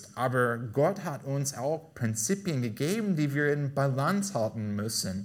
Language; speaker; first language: German; non-native, fluent; English